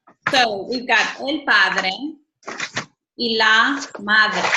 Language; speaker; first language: Spanish; non-native, fluent; English